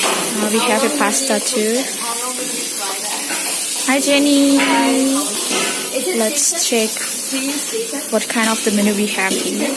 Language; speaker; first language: English; non-native, learner; Indonesian